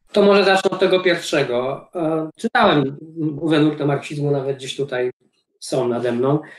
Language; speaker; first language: Polish; native; Polish